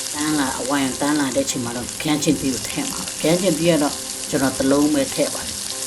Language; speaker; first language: Burmese; non-native, local second language; Pa'o Karen